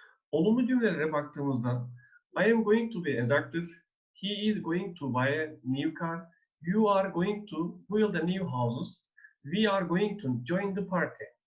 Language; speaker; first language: English; non-native, fluent; Turkish